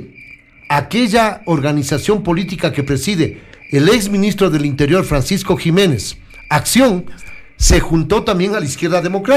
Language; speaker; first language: Spanish; native; Spanish